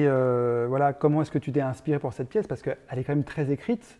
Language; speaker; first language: French; native; French